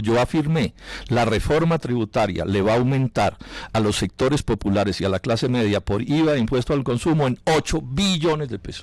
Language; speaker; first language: Spanish; native; Spanish